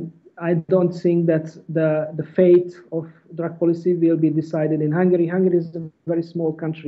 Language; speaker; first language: English; non-native, fluent; Hungarian